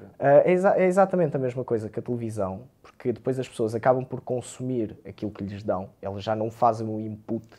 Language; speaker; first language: Portuguese; early bilingual, other home language; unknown